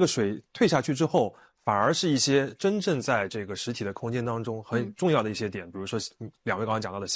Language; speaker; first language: Chinese; native; Chinese